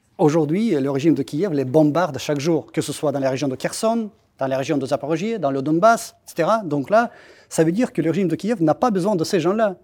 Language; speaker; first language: French; non-native, fluent; Russian